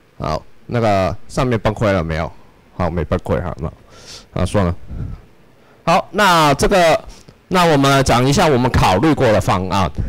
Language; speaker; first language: Chinese; non-native, local second language; Cantonese